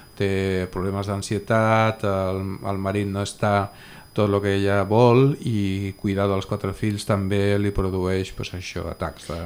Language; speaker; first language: Catalan; non-native, local second language; Spanish